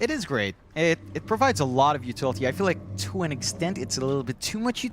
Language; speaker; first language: English; native; English